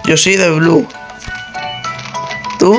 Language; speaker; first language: Spanish; native; Spanish